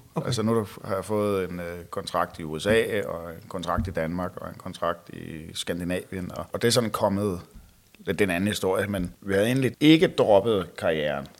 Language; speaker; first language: Danish; native; Danish